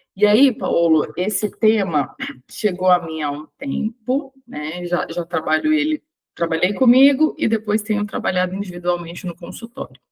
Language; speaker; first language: Portuguese; native; Portuguese